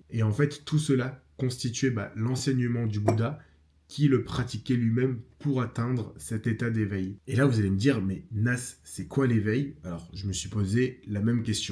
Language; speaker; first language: French; native; French